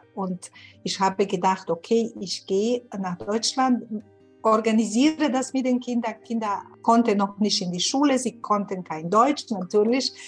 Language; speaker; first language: German; non-native, fluent; Bosnian